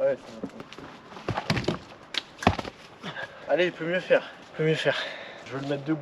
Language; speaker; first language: French; native; French